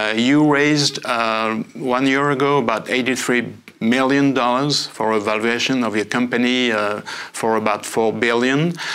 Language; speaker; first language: English; non-native, fluent; French